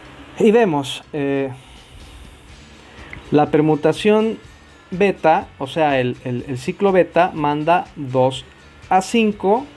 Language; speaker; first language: Spanish; native; Spanish